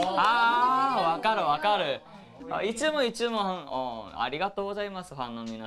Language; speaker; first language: Japanese; non-native, learner; Korean